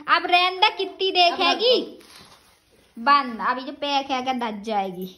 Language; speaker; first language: Hindi; native; Hindi